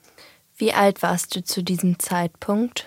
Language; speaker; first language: German; native; German